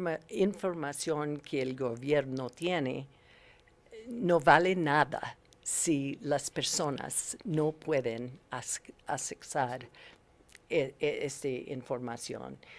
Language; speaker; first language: Spanish; non-native, learner; English